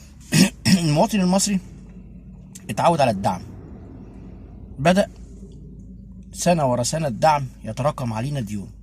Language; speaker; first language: Arabic; native; Arabic